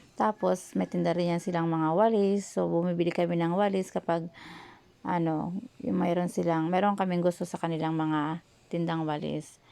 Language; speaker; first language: Filipino; native; Filipino